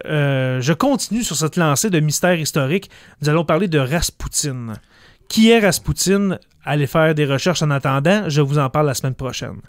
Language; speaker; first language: French; native; French